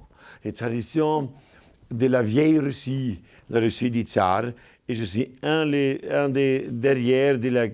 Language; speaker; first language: French; non-native, fluent; German